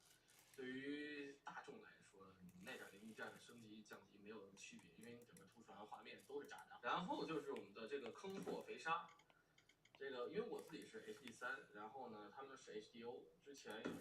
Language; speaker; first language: Chinese; native; Chinese